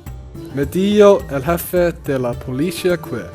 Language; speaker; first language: Spanish; non-native, learner; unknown